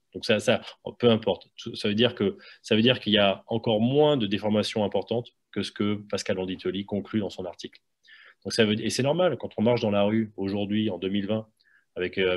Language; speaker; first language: French; native; French